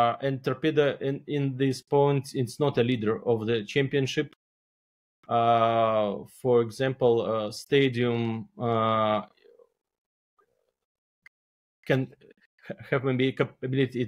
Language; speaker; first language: English; non-native, learner; Belarusian